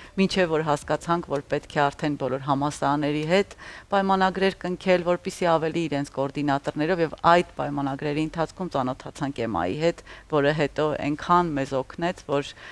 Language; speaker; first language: Armenian; native; Armenian